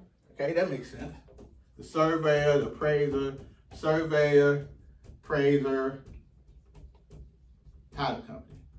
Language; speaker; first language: English; native; English